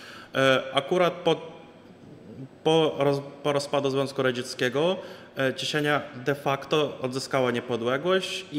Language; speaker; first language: Polish; non-native, fluent; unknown